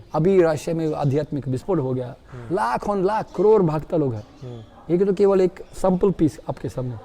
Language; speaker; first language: Hindi; non-native, fluent; Russian